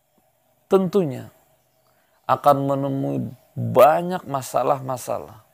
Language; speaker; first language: Indonesian; native; Indonesian